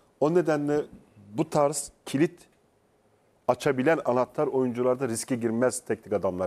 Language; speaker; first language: Turkish; native; Turkish